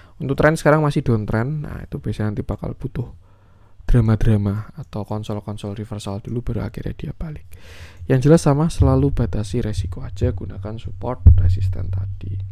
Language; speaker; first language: Indonesian; native; Indonesian